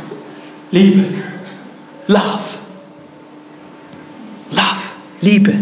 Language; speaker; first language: German; non-native, fluent; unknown